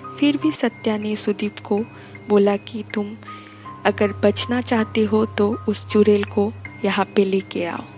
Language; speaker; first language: Hindi; non-native, local second language; Bangla